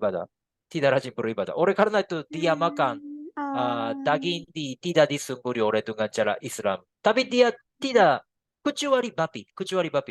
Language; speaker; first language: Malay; non-native, learner; Japanese